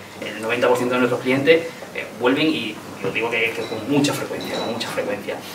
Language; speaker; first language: Spanish; native; Spanish